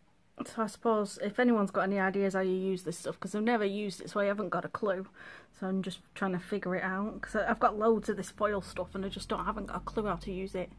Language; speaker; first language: English; native; English